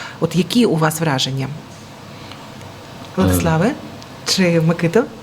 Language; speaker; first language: Ukrainian; native; Ukrainian